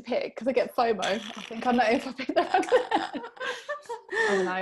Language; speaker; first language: English; early bilingual, other home language; Italian